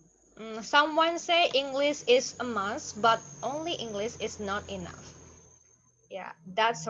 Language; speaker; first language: English; non-native, fluent; Indonesian